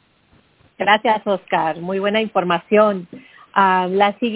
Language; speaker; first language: Spanish; early bilingual, heritage; Spanish